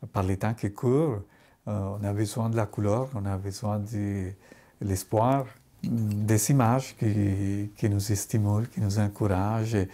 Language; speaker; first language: French; non-native, fluent; Spanish